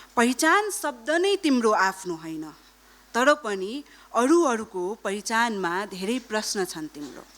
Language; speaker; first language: Nepali; non-native, local second language; Marwari